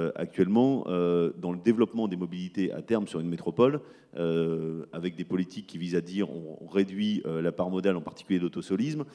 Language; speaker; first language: French; native; French